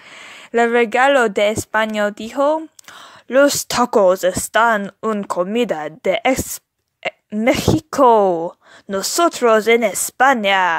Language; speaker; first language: Spanish; non-native, learner; English